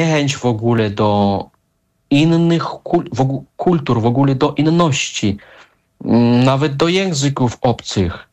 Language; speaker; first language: Polish; non-native, fluent; Russian